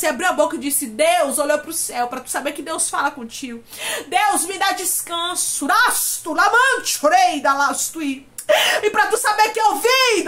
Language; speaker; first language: Portuguese; native; Portuguese